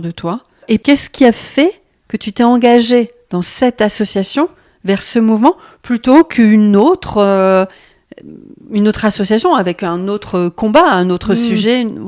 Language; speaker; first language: French; native; French